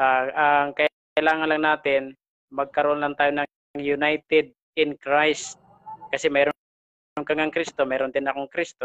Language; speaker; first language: Filipino; native; Filipino